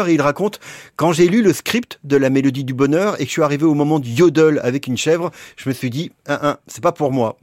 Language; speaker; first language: French; native; French